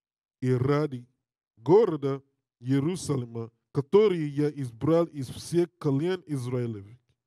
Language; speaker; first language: Russian; non-native, learner; English